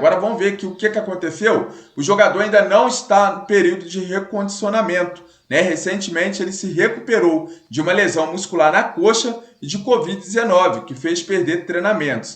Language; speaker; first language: Portuguese; native; Portuguese